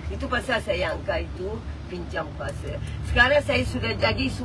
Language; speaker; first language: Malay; non-native, local second language; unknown